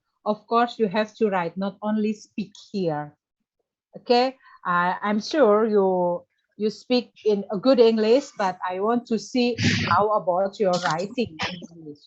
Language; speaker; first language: English; non-native, fluent; Indonesian